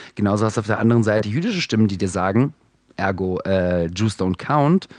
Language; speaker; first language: German; early bilingual, other home language; Russian